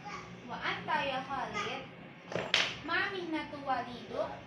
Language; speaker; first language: Arabic; non-native, learner; Indonesian